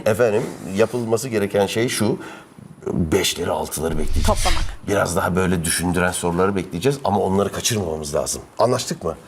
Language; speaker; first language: Turkish; native; Turkish